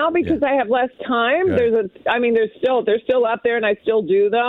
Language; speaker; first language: English; early bilingual, other home language; Spanish